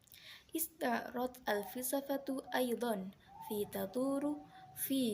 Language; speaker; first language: Arabic; non-native, learner; Indonesian